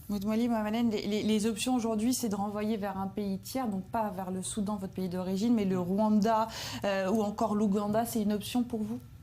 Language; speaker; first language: French; native; French